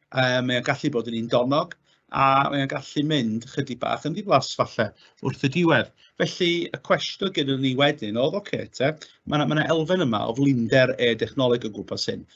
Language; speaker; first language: Welsh; native; Welsh